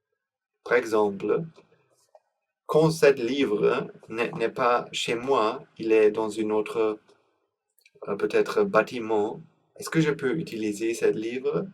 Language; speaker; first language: French; non-native, learner; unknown